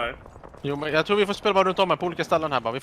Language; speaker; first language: Swedish; native; Swedish